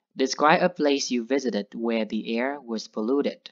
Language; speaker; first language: English; non-native, fluent; Vietnamese